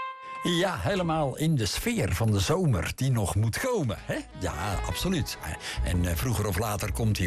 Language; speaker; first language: Dutch; native; Dutch